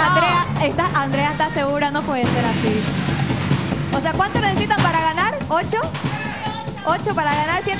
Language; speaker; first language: Spanish; native; Spanish